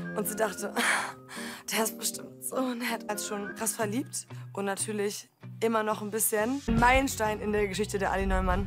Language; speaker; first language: German; early bilingual, other home language; Polish